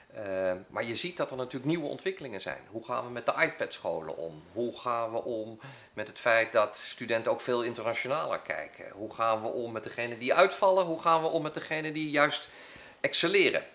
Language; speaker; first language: Dutch; native; Dutch